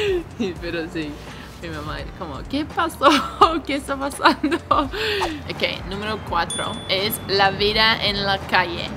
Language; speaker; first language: Spanish; non-native, learner; English